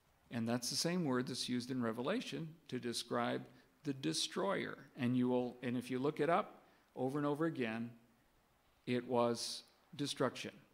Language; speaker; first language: English; native; English